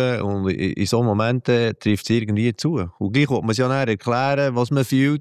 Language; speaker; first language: German; native; German